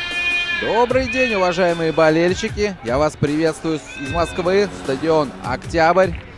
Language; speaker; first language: Russian; native; Russian